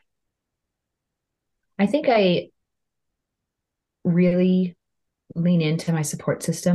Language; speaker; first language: English; native; English